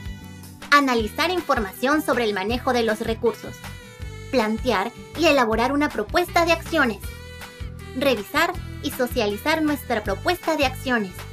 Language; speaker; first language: Spanish; native; Spanish